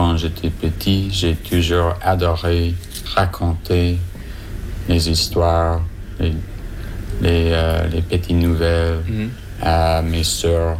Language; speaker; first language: French; non-native, learner; English